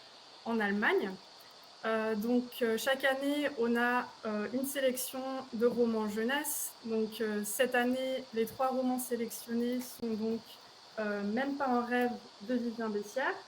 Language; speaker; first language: French; native; French